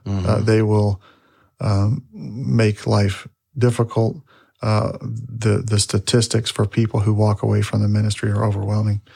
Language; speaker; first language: English; native; English